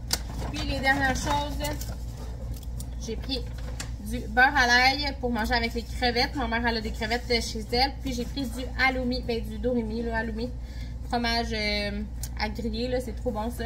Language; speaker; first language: French; native; French